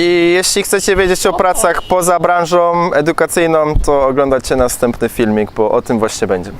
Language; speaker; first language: Polish; native; Polish